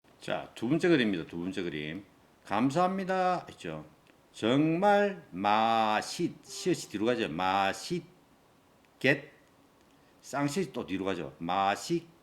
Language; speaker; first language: Korean; native; Korean